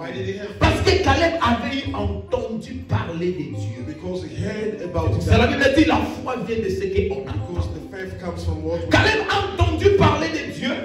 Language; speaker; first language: French; non-native, local second language; Lingala